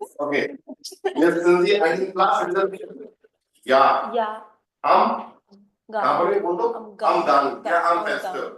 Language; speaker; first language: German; non-native, fluent; Hindi